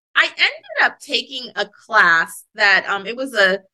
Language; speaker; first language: English; native; English